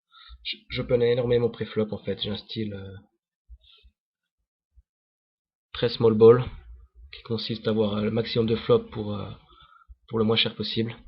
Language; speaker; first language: French; native; French